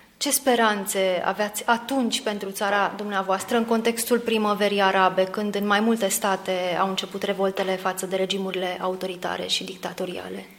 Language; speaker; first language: Romanian; native; Romanian